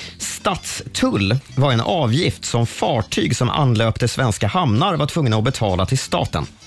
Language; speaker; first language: Swedish; native; Swedish